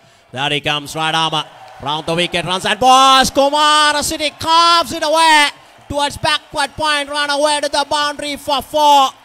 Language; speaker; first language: English; non-native, local second language; Sinhala